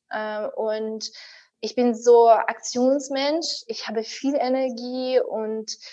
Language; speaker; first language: German; non-native, fluent; Russian